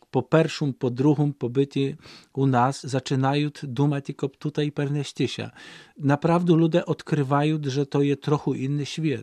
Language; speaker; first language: Polish; non-native, local second language; Ukrainian